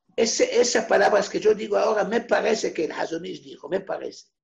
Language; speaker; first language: Spanish; non-native, fluent; Hebrew